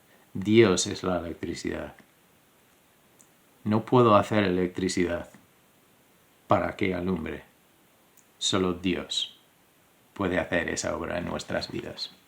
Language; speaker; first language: Spanish; non-native, fluent; English